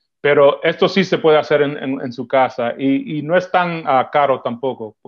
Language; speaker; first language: Spanish; early bilingual, heritage; Spanish